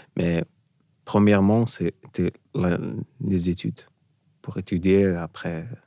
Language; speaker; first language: French; non-native, learner; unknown